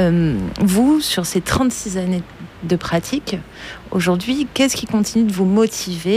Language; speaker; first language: French; native; French